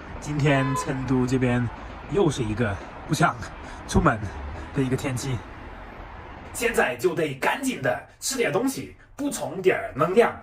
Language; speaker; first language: Chinese; non-native, fluent; German